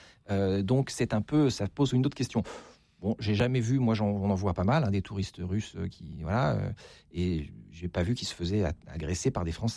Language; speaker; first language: French; native; French